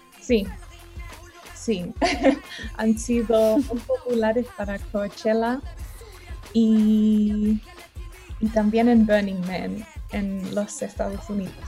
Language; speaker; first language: Spanish; early bilingual, heritage; Spanish